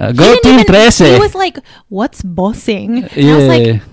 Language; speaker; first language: English; native; English